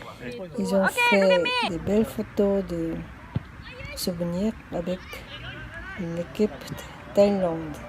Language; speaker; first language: French; non-native, fluent; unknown